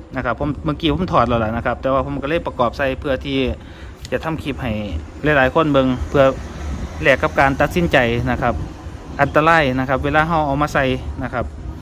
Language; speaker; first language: Thai; native; Thai